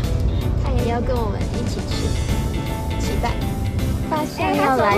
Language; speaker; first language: Chinese; non-native, fluent; Thai